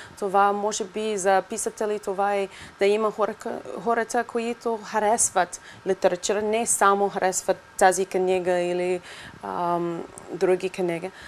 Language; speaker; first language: Bulgarian; non-native, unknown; English